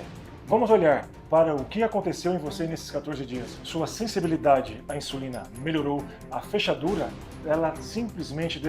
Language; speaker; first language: Portuguese; native; Portuguese